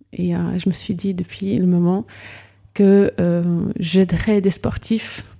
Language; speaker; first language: French; non-native, local second language; Arabic